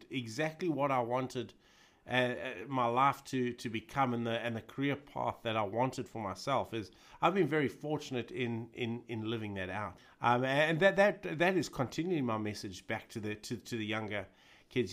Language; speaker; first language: English; native; English